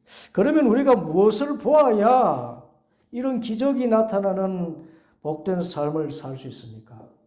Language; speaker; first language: Korean; native; Korean